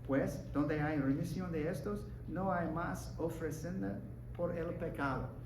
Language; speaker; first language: Spanish; non-native, learner; English